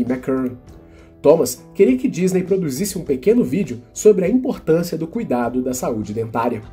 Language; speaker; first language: Portuguese; native; Portuguese